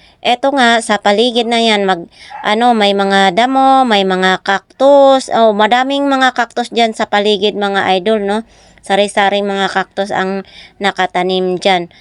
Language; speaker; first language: Filipino; non-native, local second language; Masbatenyo